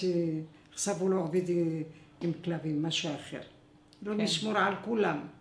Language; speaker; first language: Hebrew; non-native, fluent; Arabic